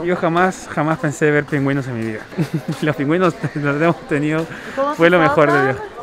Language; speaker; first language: Spanish; native; Spanish